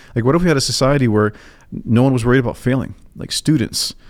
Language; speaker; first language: English; native; English